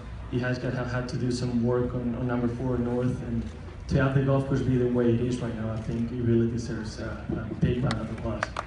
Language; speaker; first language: English; non-native, fluent; Spanish